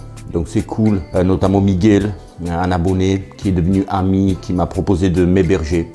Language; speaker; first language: French; native; French